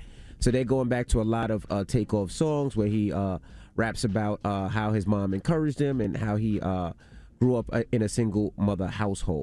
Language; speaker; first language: English; native; English